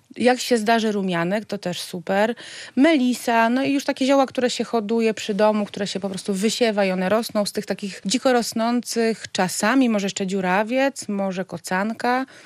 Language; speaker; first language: Polish; native; Polish